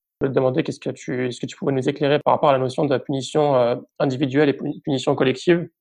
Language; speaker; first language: French; native; French